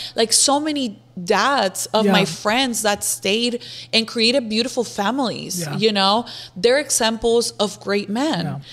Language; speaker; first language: English; non-native, fluent; Spanish